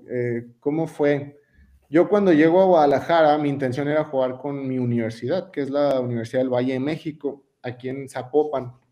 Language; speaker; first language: Spanish; native; Spanish